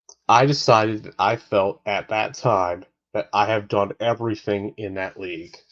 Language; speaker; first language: English; native; English